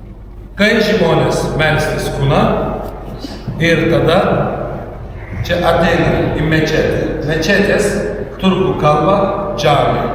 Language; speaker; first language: Lithuanian; non-native, learner; Turkish